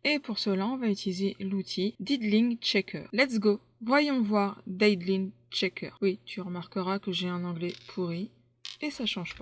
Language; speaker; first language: French; native; French